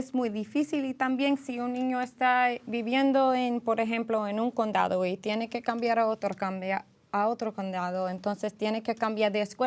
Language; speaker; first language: Spanish; early bilingual, heritage; English